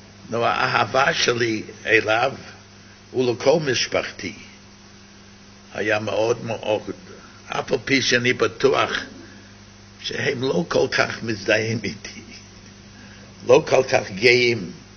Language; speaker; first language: Hebrew; non-native, fluent; English